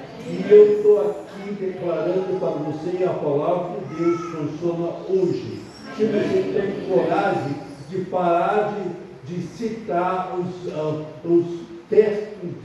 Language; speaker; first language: Portuguese; non-native, fluent; English